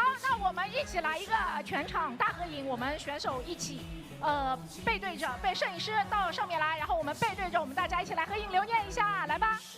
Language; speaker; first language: Chinese; native; Chinese